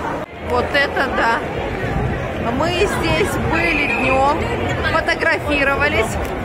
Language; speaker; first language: Russian; native; Russian